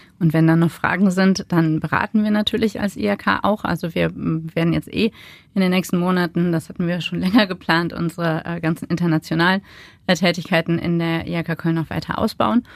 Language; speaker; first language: German; native; German